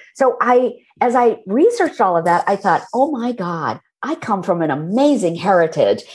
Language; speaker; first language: English; early bilingual, other home language; Hindi